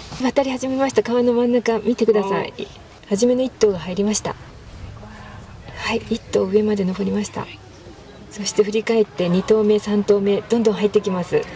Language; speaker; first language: Japanese; native; Japanese